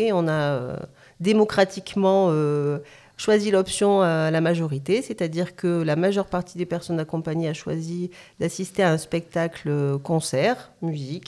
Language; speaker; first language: French; native; French